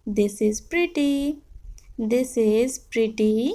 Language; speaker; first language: English; non-native, local second language; Hindi